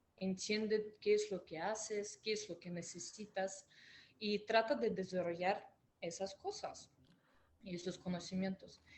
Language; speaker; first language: Spanish; non-native, fluent; Russian